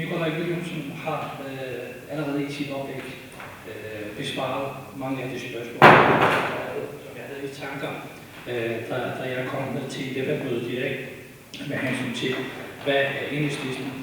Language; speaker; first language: Danish; non-native, fluent; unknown